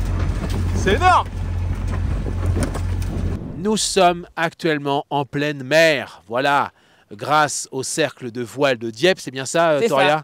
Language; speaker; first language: French; native; French